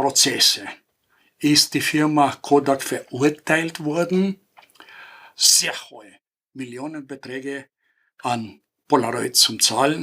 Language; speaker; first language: German; non-native, fluent; Greek